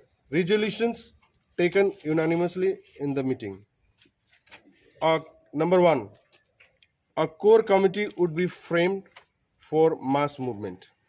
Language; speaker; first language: English; non-native, local second language; Nepali